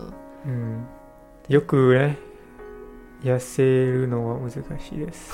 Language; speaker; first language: Japanese; non-native, learner; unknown